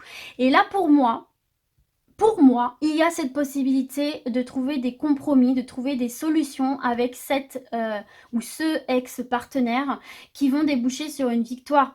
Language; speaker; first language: French; native; French